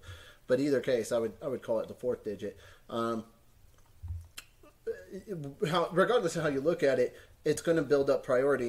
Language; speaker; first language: English; native; English